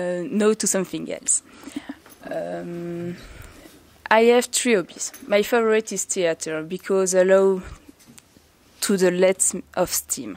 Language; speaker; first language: English; non-native, learner; French